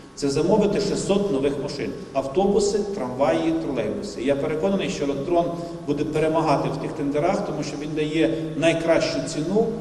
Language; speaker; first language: Ukrainian; native; Ukrainian